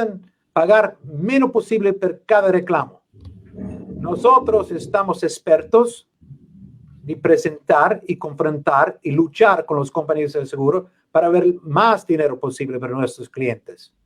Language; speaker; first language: Spanish; non-native, learner; English